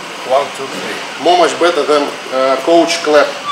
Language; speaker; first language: English; non-native, learner; Russian